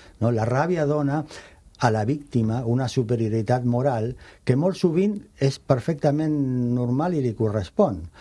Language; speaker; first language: Catalan; non-native, fluent; Spanish